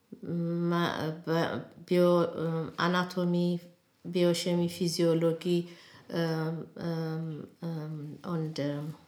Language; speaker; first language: German; non-native, learner; Amharic